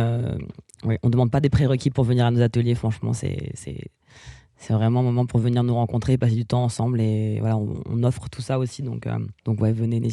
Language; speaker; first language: French; native; French